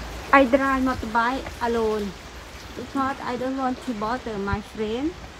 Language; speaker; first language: English; non-native, learner; Thai